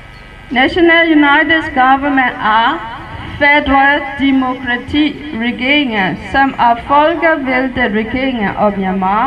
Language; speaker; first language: Danish; non-native, learner; Burmese